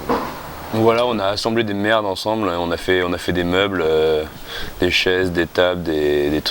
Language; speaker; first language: French; native; French